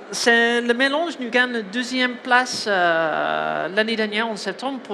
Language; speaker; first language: French; non-native, learner; English